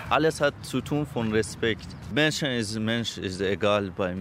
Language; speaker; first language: German; non-native, learner; Azerbaijani